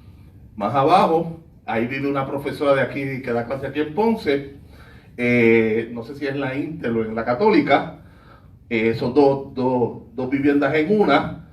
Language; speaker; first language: Spanish; native; Spanish